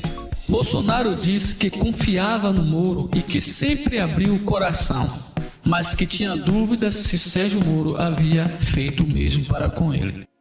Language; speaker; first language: Portuguese; native; Portuguese